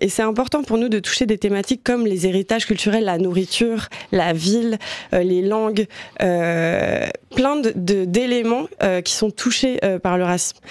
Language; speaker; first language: French; native; French